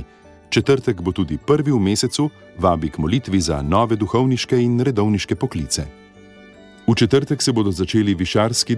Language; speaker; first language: Slovenian; native; Slovenian